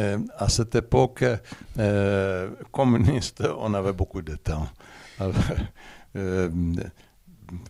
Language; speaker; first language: French; non-native, learner; Czech